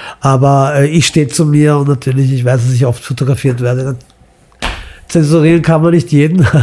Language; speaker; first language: German; early bilingual, other home language; Croatian